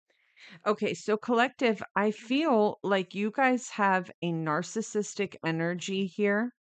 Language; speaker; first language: English; native; English